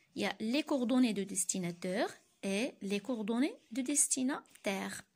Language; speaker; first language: French; non-native, local second language; Arabic